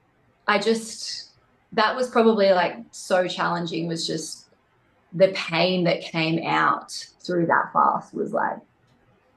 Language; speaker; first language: English; native; English